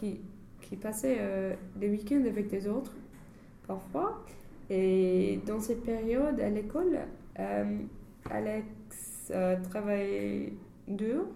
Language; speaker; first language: French; non-native, fluent; English